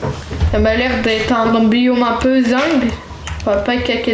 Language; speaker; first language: French; native; French